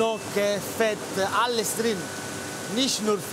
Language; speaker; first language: German; non-native, learner; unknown